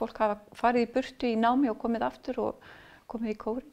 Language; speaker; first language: Icelandic; non-native, fluent; English